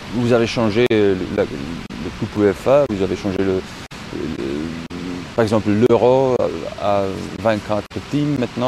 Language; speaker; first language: French; non-native, fluent; Slovenian